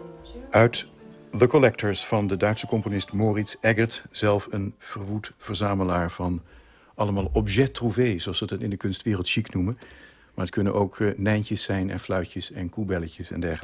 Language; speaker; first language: Dutch; native; Dutch